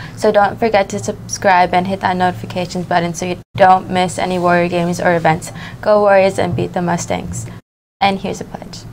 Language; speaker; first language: English; native; English